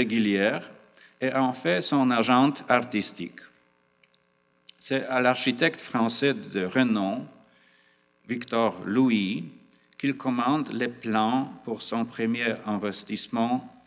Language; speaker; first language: French; non-native, fluent; Polish